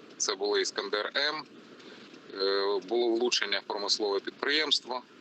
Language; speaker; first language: Ukrainian; non-native, local second language; Russian